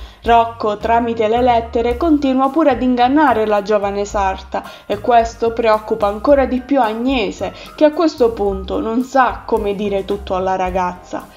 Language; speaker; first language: Italian; native; Italian